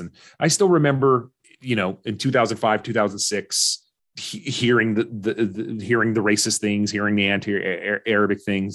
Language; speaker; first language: English; early bilingual, other home language; Arabic